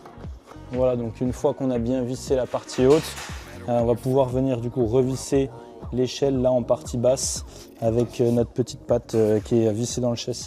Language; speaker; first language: French; native; French